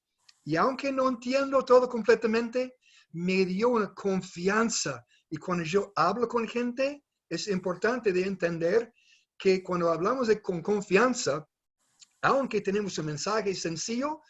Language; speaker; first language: Spanish; non-native, fluent; English